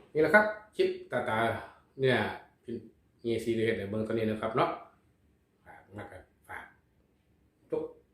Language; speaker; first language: Thai; native; Thai